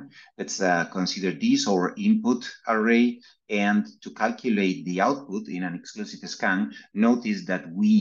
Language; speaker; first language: English; non-native, fluent; Spanish